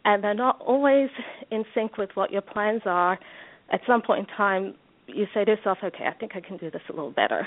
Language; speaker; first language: English; native; English